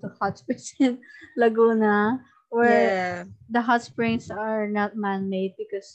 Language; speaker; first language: English; non-native, local second language; Filipino